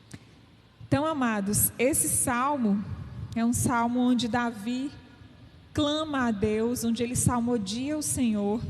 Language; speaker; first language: Portuguese; native; Portuguese